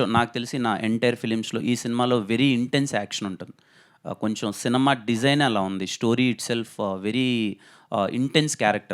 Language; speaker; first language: Telugu; native; Telugu